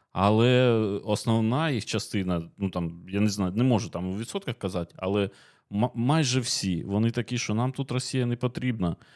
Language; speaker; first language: Ukrainian; native; Ukrainian